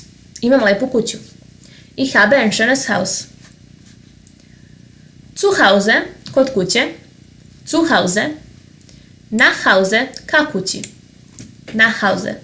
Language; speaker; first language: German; non-native, fluent; Serbian